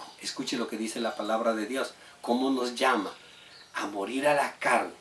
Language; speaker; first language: Spanish; native; Spanish